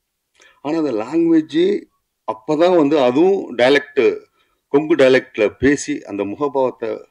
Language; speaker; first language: Tamil; native; Tamil